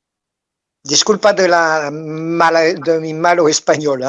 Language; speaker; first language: Spanish; non-native, learner; French